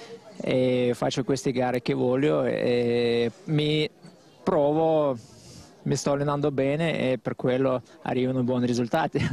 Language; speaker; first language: Italian; non-native, fluent; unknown